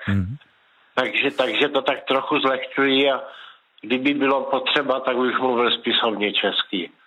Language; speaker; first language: Czech; native; Czech